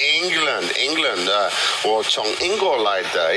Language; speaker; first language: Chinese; non-native, learner; English